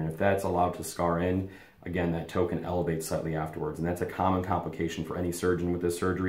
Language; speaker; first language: English; native; English